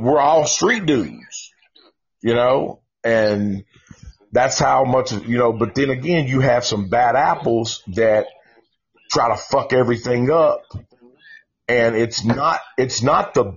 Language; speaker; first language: English; native; English